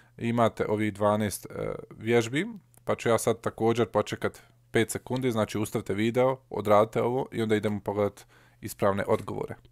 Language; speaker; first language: Bosnian; early bilingual, heritage; Bosnian